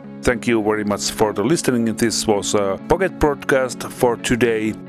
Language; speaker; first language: English; non-native, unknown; Finnish